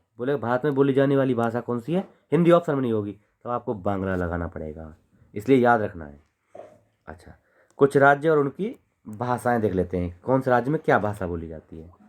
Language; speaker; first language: Hindi; native; Hindi